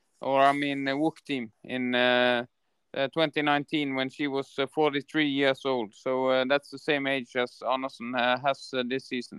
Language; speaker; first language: English; non-native, fluent; Norwegian